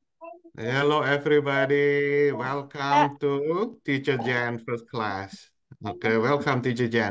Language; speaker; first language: English; non-native, local second language; Indonesian